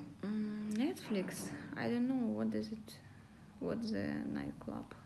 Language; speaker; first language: English; non-native, learner; Russian